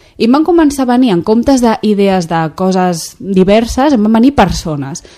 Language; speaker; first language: Catalan; native; Catalan